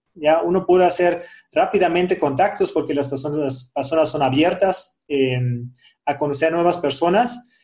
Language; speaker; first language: Spanish; non-native, fluent; German